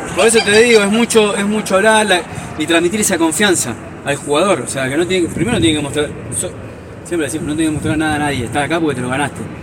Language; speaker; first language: Spanish; native; Spanish